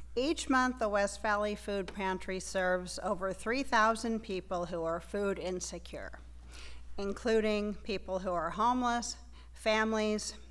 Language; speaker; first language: English; native; English